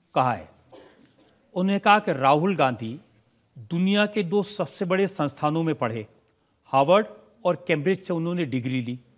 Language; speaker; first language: Hindi; native; Hindi